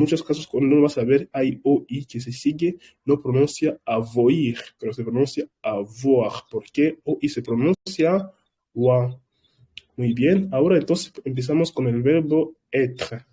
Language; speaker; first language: Spanish; non-native, fluent; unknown